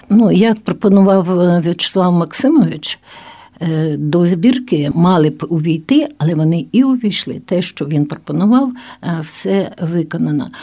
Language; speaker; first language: Ukrainian; non-native, local second language; Russian